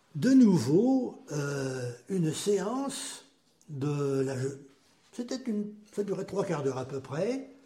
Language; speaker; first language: French; native; French